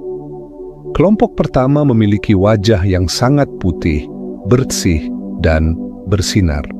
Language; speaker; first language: Indonesian; native; Indonesian